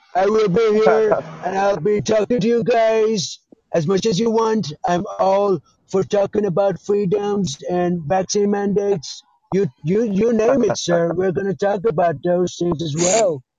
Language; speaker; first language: English; non-native, fluent; Persian